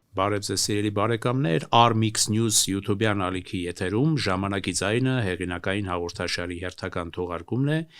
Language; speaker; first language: Armenian; native; Armenian